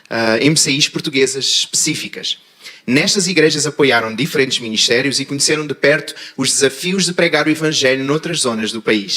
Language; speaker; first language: Portuguese; native; Portuguese